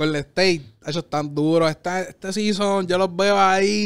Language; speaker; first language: Spanish; native; Spanish